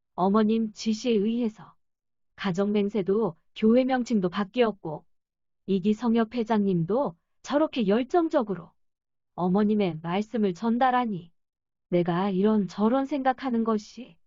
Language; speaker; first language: Korean; non-native, fluent; Japanese